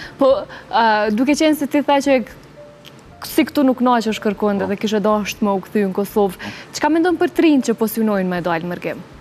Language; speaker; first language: Albanian; native; Albanian